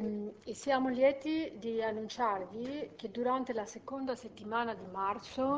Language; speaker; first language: Italian; non-native, fluent; Spanish